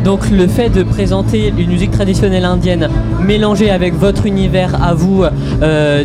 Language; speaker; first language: French; native; French